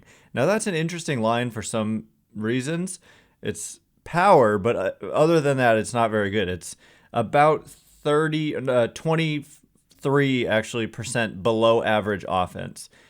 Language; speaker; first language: English; native; English